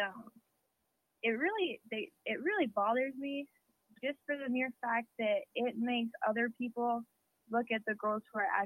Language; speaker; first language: English; native; English